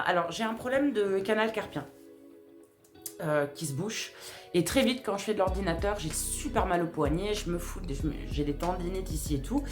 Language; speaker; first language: French; native; French